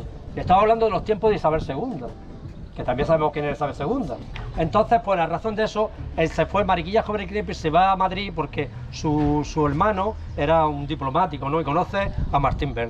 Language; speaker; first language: Spanish; native; Spanish